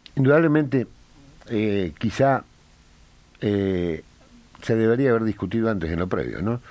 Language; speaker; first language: Spanish; native; Spanish